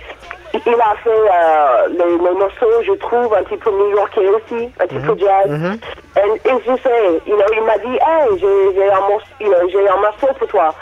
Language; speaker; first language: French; non-native, learner; English